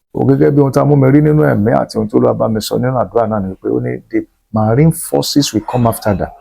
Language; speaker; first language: English; non-native, local second language; Yoruba